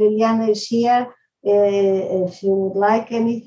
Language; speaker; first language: English; non-native, fluent; Italian